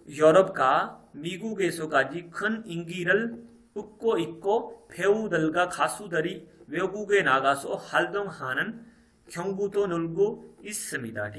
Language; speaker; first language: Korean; non-native, learner; Urdu